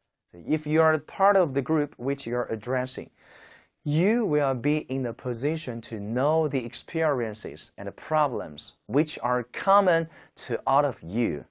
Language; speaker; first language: English; non-native, fluent; Chinese